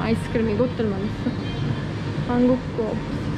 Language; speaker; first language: Korean; non-native, learner; Turkish